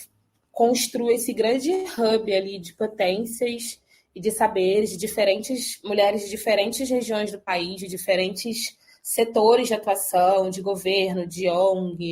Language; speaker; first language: Portuguese; native; Portuguese